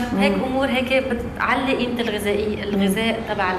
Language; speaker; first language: Arabic; native; Arabic